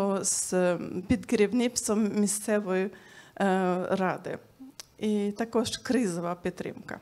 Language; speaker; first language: Ukrainian; non-native, fluent; Swedish